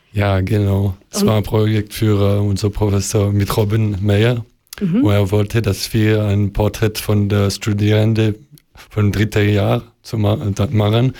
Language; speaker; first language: German; non-native, learner; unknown